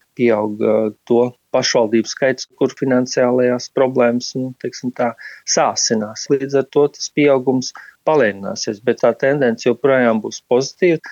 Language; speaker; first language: Latvian; native; Latvian